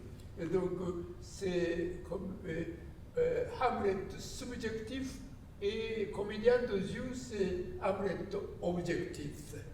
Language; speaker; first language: French; non-native, learner; Japanese